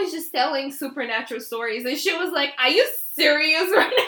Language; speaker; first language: English; non-native, fluent; Portuguese